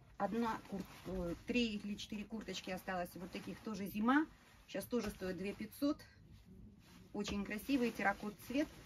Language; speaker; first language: Russian; native; Russian